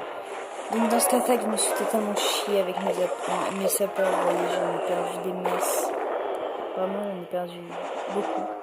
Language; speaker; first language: French; native; French